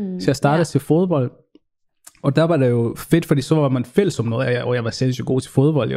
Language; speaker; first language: Danish; early bilingual, other home language; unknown